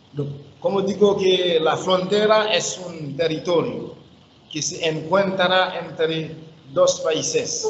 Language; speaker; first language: Spanish; non-native, learner; Haitian Creole